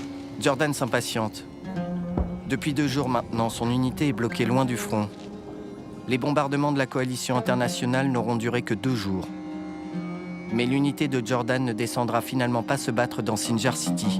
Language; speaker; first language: French; native; French